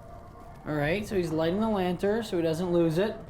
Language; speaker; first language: English; native; English